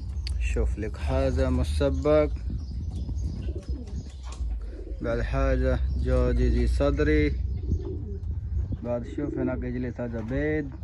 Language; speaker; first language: Arabic; non-native, learner; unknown